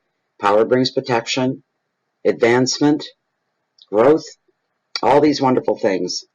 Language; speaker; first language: English; native; English